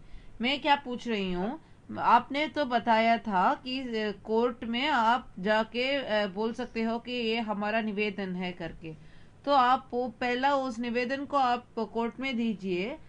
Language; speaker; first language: Hindi; non-native, local second language; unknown